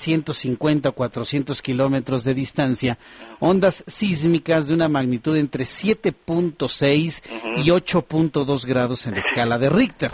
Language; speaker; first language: Spanish; native; Spanish